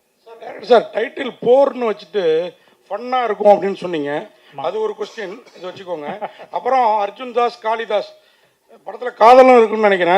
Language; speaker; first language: Tamil; native; Tamil